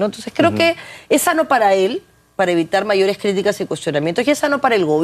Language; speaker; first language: Spanish; native; Spanish